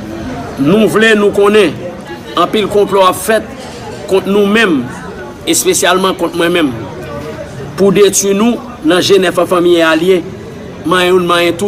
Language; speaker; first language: Haitian Creole; native; Haitian Creole